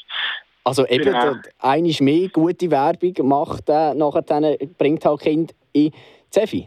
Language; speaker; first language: German; native; German